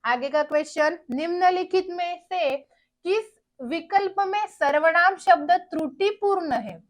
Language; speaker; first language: Hindi; non-native, local second language; Marathi